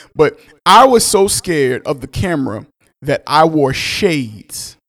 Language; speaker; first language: English; native; English